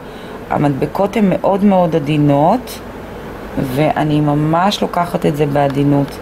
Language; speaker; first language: Hebrew; native; Hebrew